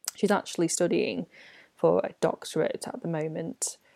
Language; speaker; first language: English; non-native, local second language; Cantonese